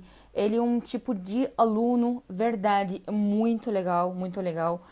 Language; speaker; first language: Portuguese; non-native, learner; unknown